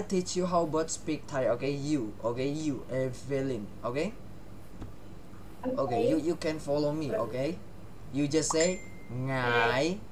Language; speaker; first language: English; non-native, learner; Thai